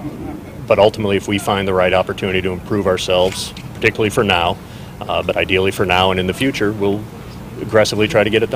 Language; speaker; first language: English; native; English